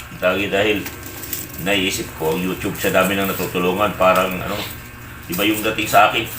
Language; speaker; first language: Filipino; native; Filipino